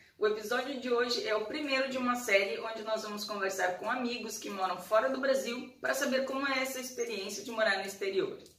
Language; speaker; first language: Portuguese; native; Portuguese